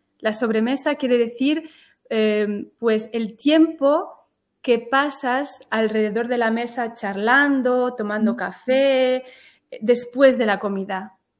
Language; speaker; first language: Spanish; native; Spanish